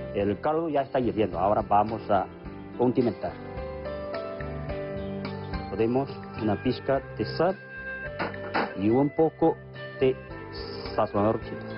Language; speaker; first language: Spanish; non-native, fluent; Chinese